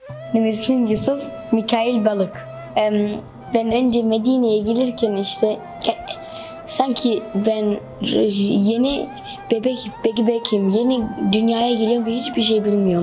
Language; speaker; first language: Turkish; early bilingual, heritage; Turkish